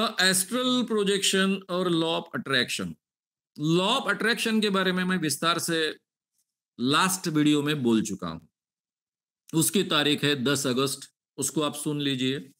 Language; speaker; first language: Hindi; non-native, local second language; Marathi